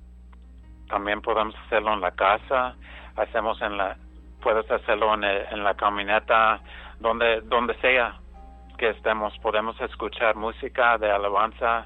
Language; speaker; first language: Spanish; early bilingual, heritage; English